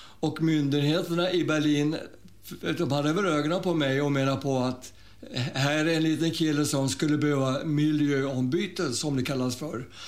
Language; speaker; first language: Swedish; early bilingual, other home language; German